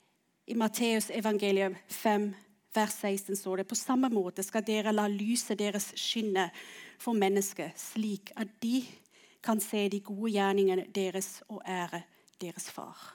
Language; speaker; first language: Norwegian; non-native, fluent; English